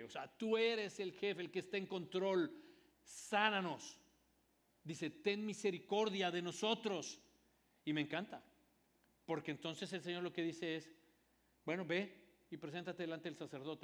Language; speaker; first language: Spanish; native; Spanish